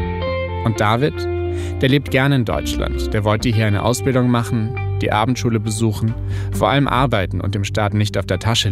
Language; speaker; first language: German; native; German